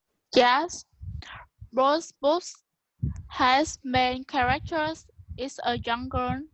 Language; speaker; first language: English; non-native, learner; Vietnamese